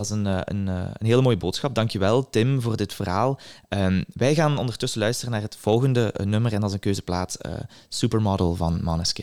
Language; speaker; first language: Dutch; native; Dutch